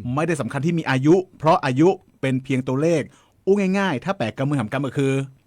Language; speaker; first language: Thai; native; Thai